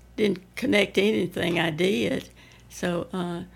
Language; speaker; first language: English; native; English